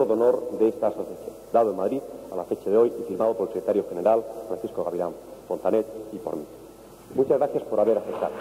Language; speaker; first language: Spanish; native; Spanish